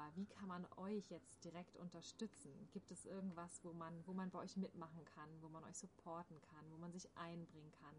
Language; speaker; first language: German; native; German